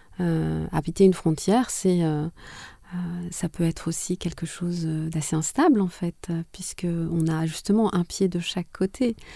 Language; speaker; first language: French; non-native, local second language; Kinyarwanda